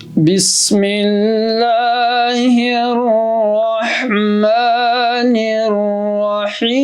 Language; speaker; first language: Urdu; non-native, local second language; Kashmiri